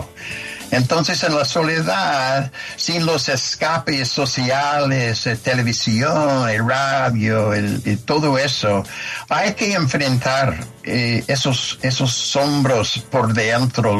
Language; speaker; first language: Spanish; non-native, fluent; English